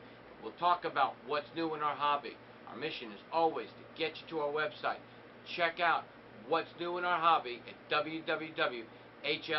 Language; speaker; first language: English; native; English